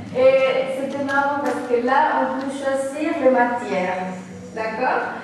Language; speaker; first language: French; non-native, local second language; Spanish